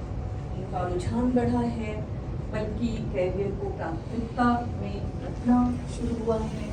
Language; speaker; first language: Hindi; native; Hindi